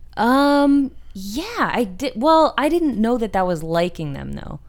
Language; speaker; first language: English; native; English